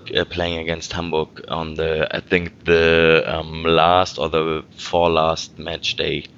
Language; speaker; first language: English; non-native, fluent; German